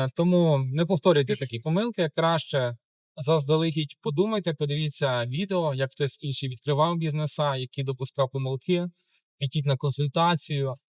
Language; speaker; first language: Ukrainian; native; Ukrainian